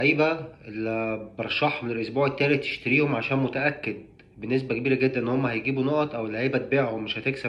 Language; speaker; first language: Arabic; native; Arabic